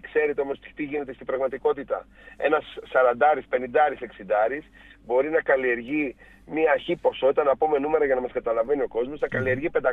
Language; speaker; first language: Greek; native; Greek